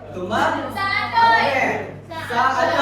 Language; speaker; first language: Arabic; non-native, learner; Malay